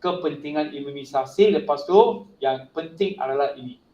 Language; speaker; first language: Malay; non-native, local second language; Tamil